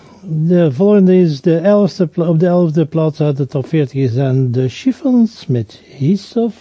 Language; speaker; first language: Dutch; native; Dutch